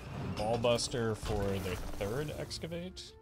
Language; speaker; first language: English; native; English